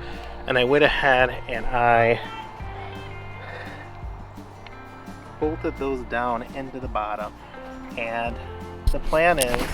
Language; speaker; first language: English; native; English